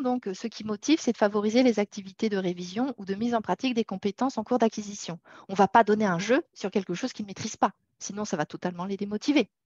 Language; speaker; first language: French; native; French